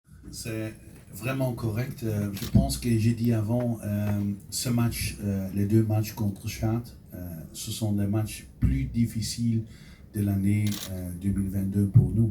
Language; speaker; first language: French; non-native, local second language; Dutch